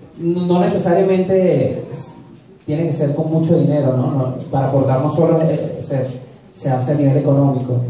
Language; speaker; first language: Spanish; native; Spanish